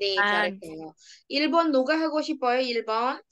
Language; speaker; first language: Korean; non-native, fluent; Indonesian